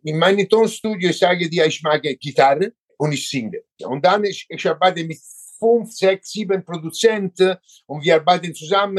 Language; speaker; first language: German; non-native, learner; Italian